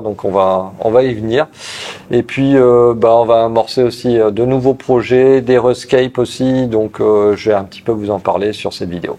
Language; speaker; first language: French; native; French